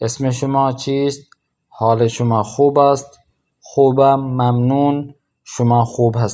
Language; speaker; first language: Persian; non-native, fluent; Urdu